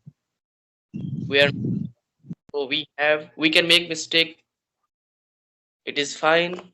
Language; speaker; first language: English; non-native, learner; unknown